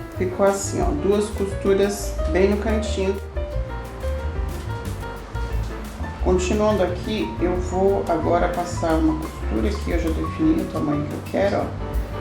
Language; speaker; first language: Portuguese; native; Portuguese